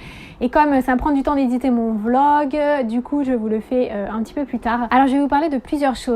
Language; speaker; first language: French; native; French